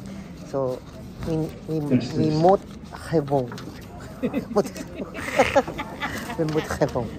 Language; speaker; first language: Dutch; non-native, learner; Filipino